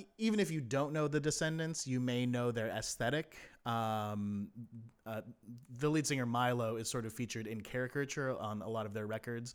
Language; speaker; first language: English; native; English